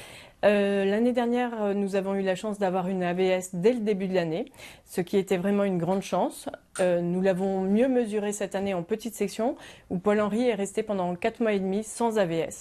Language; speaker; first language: French; native; French